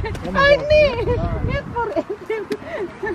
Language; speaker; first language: Dutch; non-native, learner; Filipino